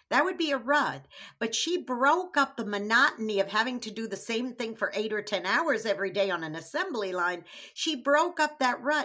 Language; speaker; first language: English; native; English